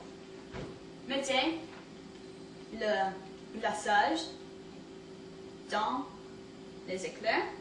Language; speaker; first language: French; non-native, learner; English